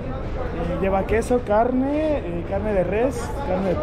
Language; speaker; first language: Spanish; native; Spanish